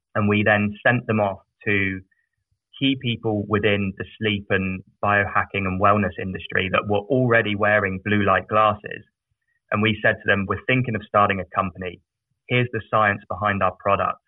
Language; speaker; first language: English; native; English